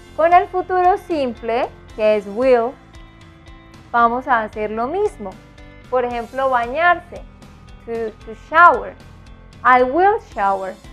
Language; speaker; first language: Spanish; native; Spanish